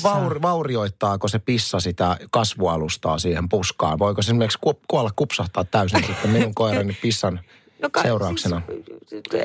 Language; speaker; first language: Finnish; native; Finnish